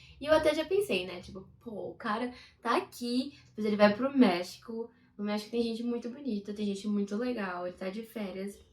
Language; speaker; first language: Portuguese; native; Portuguese